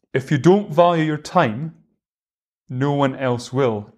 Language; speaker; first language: English; native; English